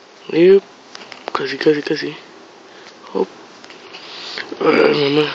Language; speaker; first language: Spanish; native; Spanish